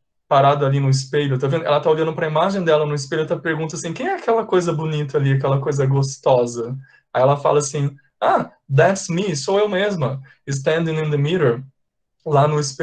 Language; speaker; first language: Portuguese; native; Portuguese